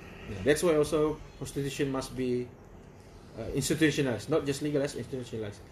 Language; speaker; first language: English; non-native, local second language; Malay